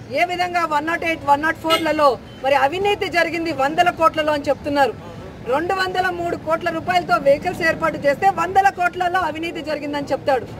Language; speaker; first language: Telugu; native; Telugu